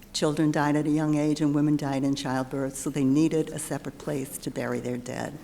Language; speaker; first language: English; early bilingual, other home language; German